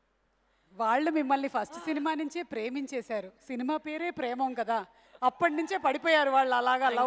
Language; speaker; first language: Telugu; native; Telugu